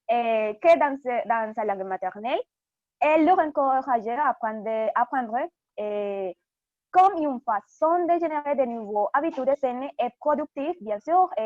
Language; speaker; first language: French; non-native, fluent; Spanish